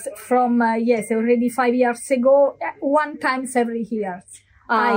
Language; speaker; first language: English; non-native, learner; Italian